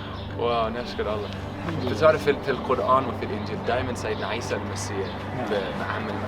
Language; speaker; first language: Arabic; non-native, learner; English